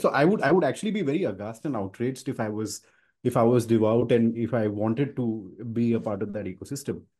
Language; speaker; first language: English; non-native, local second language; Hindi